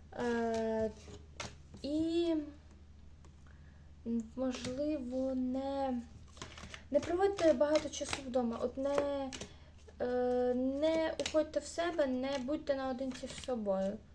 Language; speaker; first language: Ukrainian; native; Ukrainian